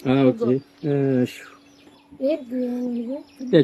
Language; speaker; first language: English; non-native, learner; French